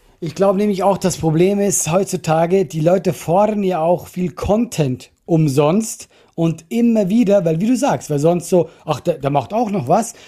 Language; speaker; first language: German; non-native, fluent; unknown